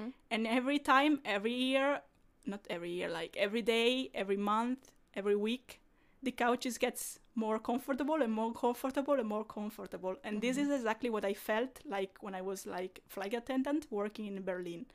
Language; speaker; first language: English; non-native, fluent; Italian